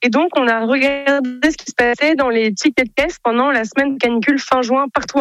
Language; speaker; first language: French; native; French